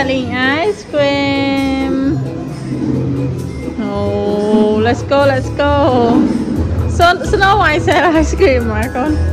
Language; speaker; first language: English; non-native, learner; Khmer